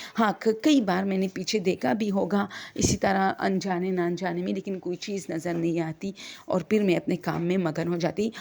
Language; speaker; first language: Urdu; non-native, local second language; Pashto